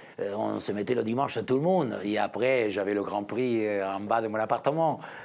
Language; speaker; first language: French; non-native, fluent; Spanish